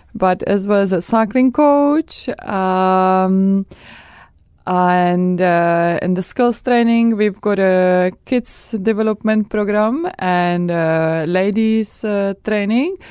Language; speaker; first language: English; non-native, fluent; Czech